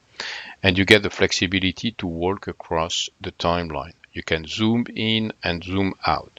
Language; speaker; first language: English; non-native, fluent; French